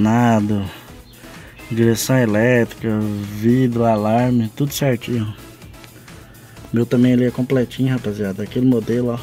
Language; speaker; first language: Portuguese; native; Portuguese